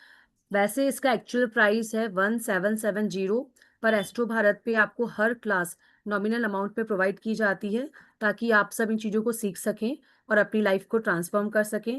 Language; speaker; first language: Hindi; native; Hindi